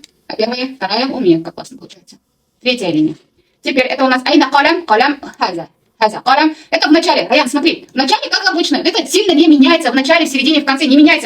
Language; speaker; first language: Russian; non-native, local second language; Kazakh